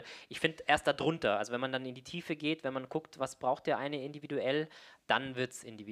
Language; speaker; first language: German; native; German